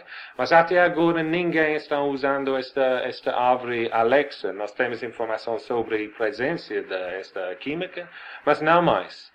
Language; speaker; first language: Portuguese; non-native, fluent; English